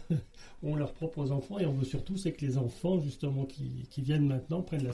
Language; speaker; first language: French; native; French